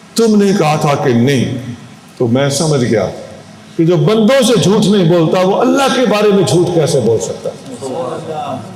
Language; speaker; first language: Urdu; non-native, local second language; Punjabi